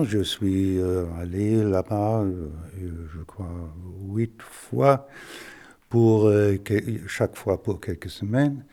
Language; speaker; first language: French; non-native, fluent; German